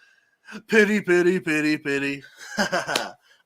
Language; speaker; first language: English; native; English